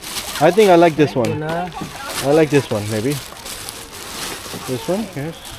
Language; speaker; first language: English; non-native, fluent; Urdu